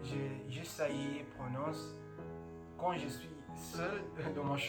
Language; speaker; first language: French; non-native, learner; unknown